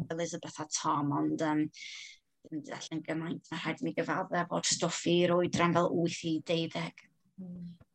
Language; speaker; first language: Welsh; non-native, local second language; English